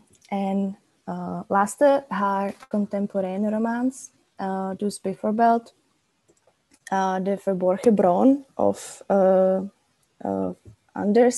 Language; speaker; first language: Dutch; non-native, learner; Czech